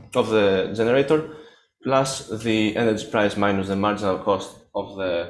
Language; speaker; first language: English; non-native, fluent; Greek